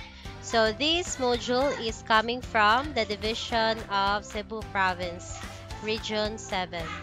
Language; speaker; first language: English; non-native, local second language; Cebuano